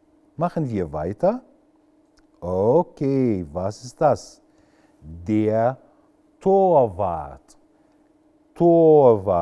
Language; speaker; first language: German; non-native, fluent; Arabic